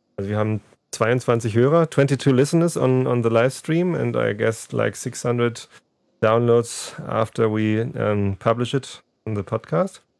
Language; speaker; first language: English; non-native, fluent; German